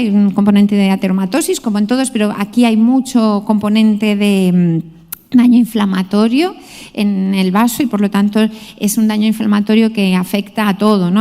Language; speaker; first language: Spanish; native; Spanish